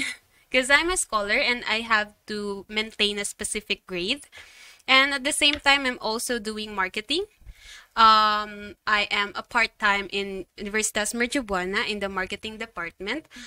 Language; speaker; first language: English; non-native, local second language; Filipino